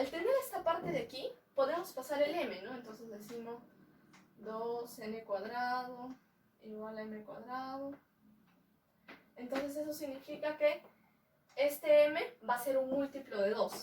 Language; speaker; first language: Spanish; native; Spanish